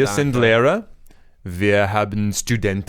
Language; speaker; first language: German; non-native, learner; English